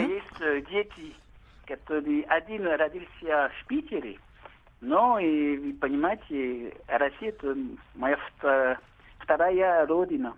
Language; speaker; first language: Russian; non-native, learner; French